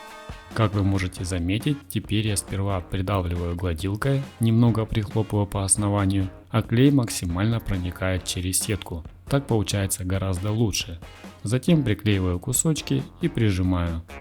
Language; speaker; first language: Russian; native; Russian